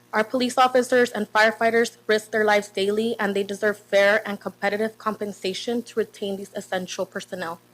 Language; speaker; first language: English; non-native, fluent; Spanish